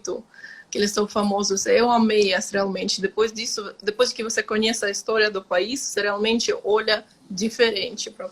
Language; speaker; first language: Portuguese; non-native, fluent; Ukrainian